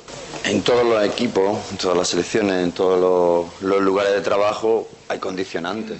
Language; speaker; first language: Spanish; native; Spanish